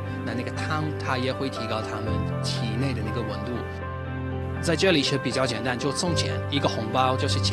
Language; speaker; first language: Chinese; non-native, fluent; English